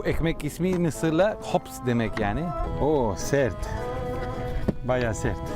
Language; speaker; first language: Turkish; non-native, learner; Italian